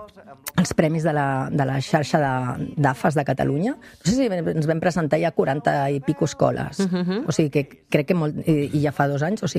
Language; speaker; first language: Catalan; native; Catalan